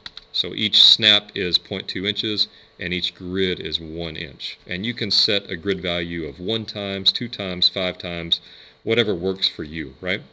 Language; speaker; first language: English; native; English